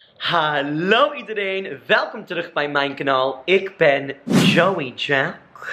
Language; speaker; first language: Dutch; non-native, learner; English